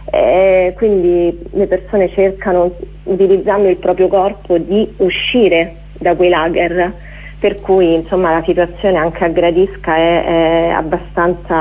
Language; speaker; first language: Italian; native; Italian